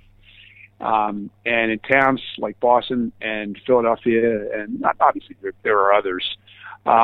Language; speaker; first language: English; native; English